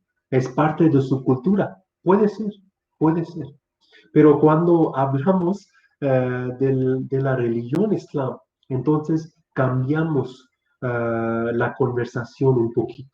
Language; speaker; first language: Spanish; non-native, fluent; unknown